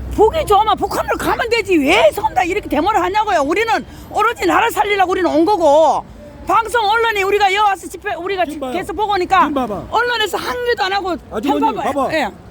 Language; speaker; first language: Korean; native; Korean